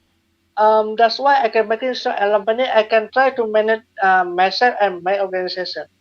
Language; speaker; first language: English; non-native, learner; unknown